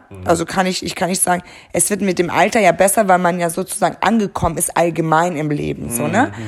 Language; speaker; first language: German; early bilingual, other home language; Persian